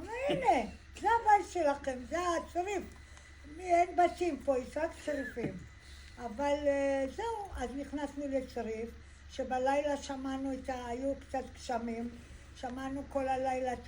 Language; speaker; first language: Hebrew; early bilingual, other home language; Arabic